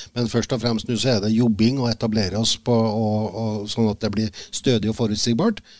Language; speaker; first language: Norwegian; native; Norwegian